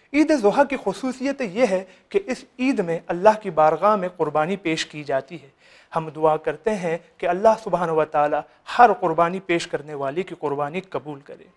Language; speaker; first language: Urdu; native; Urdu